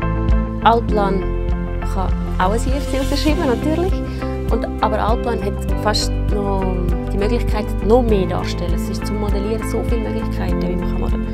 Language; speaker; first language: German; non-native, fluent; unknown